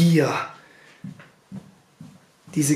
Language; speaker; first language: German; native; German